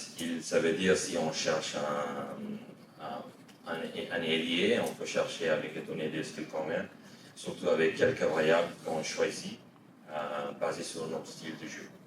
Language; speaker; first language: French; non-native, fluent; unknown